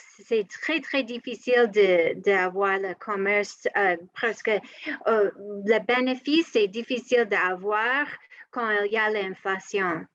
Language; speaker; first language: French; non-native, learner; English